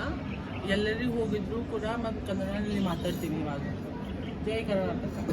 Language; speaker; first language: Kannada; non-native, learner; Manipuri